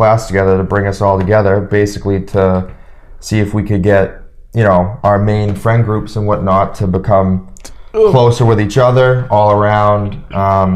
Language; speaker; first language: English; native; English